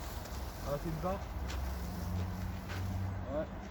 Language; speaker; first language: French; native; French